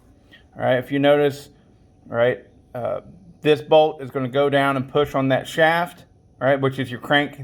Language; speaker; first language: English; native; English